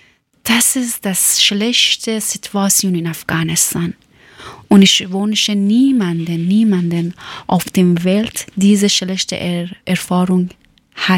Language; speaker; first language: German; non-native, learner; Persian